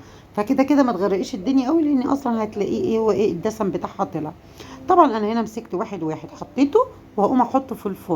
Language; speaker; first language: Arabic; native; Arabic